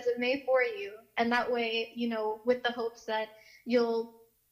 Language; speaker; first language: English; native; English